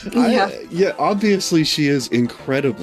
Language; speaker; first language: English; native; English